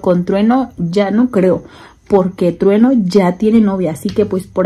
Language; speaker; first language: Spanish; native; Spanish